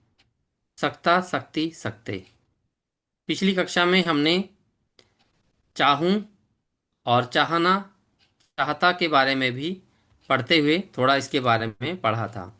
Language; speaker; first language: Hindi; native; Hindi